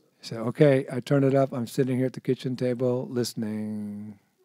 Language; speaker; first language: English; native; English